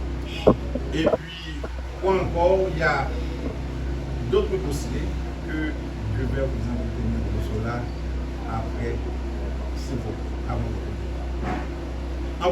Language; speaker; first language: French; non-native, local second language; Haitian Creole